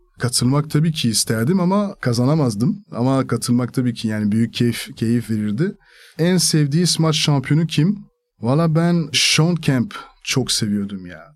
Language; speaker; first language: Turkish; non-native, fluent; French